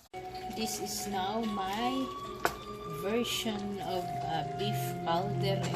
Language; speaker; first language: English; non-native, local second language; Filipino